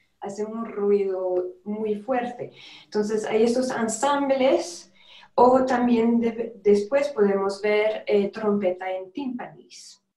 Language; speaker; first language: Spanish; non-native, fluent; French